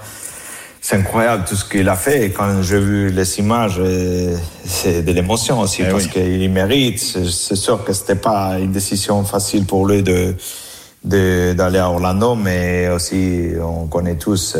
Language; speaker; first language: French; non-native, fluent; Spanish